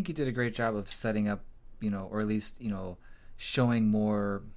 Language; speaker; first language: English; native; English